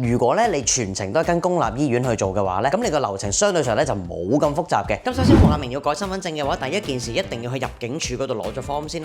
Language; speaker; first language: Cantonese; native; Cantonese